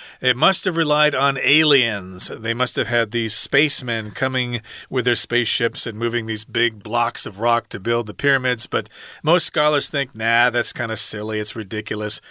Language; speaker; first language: English; native; English